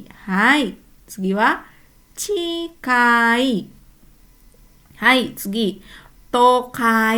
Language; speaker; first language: Japanese; non-native, fluent; Indonesian